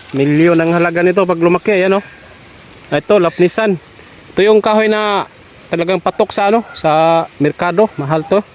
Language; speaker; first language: Filipino; non-native, local second language; Cebuano